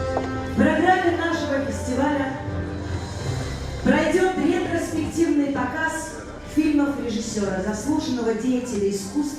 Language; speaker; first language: Russian; native; Russian